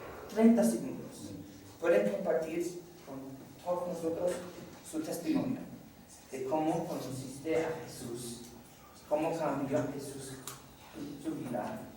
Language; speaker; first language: Spanish; non-native, fluent; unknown